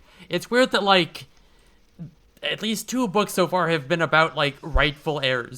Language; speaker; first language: English; native; English